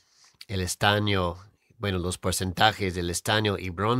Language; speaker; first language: Spanish; non-native, fluent; English